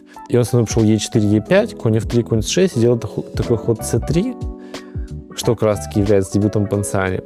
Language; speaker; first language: Russian; native; Russian